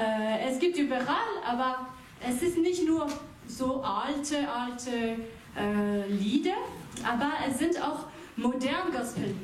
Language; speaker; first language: German; non-native, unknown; French